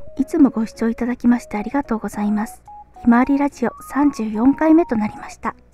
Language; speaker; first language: Japanese; native; Japanese